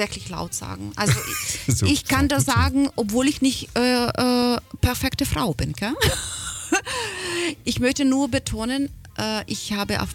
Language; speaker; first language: German; non-native, fluent; Ukrainian